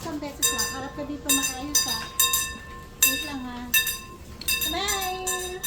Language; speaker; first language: Filipino; native; Filipino